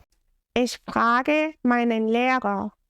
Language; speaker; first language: German; non-native, fluent; English